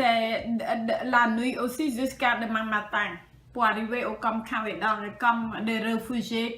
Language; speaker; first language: French; non-native, learner; Khmer